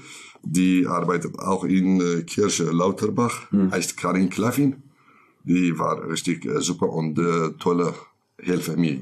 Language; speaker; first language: German; non-native, learner; Kurdish